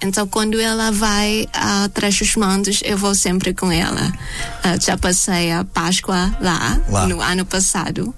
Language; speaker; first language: Portuguese; non-native, fluent; Thai